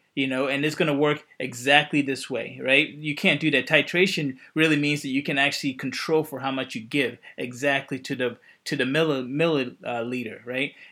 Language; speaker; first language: English; native; English